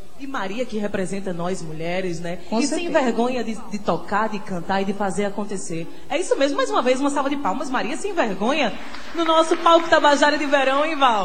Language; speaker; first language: Portuguese; native; Portuguese